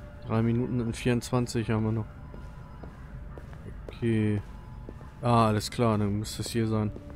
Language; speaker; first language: German; native; German